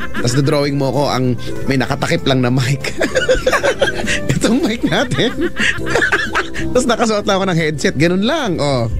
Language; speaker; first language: Filipino; native; Filipino